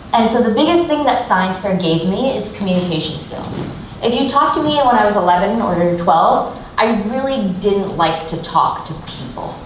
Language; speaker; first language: English; native; English